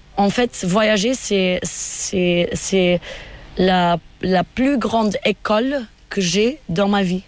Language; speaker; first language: French; non-native, fluent; Portuguese